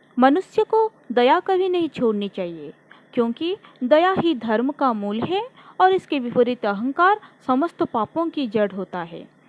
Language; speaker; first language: Hindi; non-native, local second language; Odia